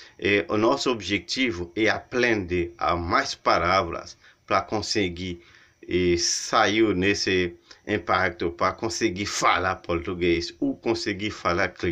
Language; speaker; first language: Portuguese; non-native, learner; Haitian Creole